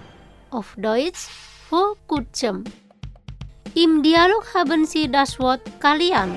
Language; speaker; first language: German; non-native, fluent; Indonesian